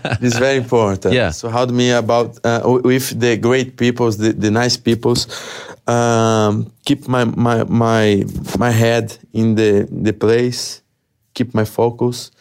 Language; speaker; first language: English; non-native, learner; Portuguese